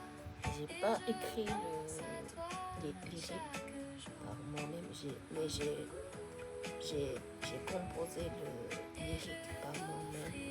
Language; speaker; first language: French; non-native, fluent; Japanese